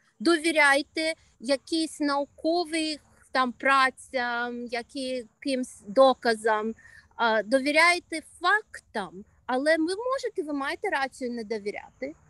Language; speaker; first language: Ukrainian; non-native, local second language; Russian